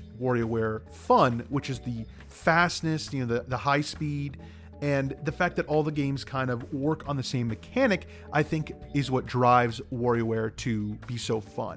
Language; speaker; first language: English; native; English